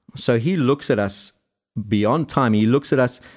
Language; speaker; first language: English; native; English